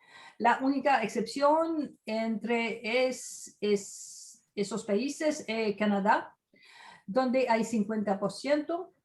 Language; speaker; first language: Spanish; non-native, fluent; French